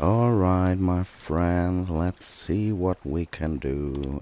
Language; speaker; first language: English; non-native, learner; German